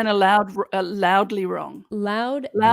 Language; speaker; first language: English; native; English